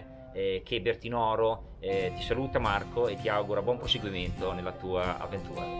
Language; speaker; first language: Italian; native; Italian